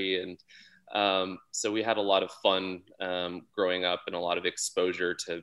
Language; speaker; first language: English; native; English